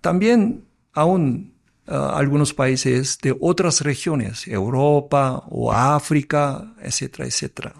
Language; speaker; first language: Spanish; non-native, fluent; Korean